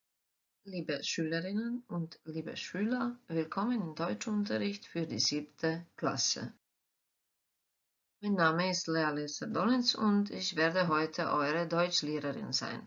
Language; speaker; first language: German; non-native, fluent; Croatian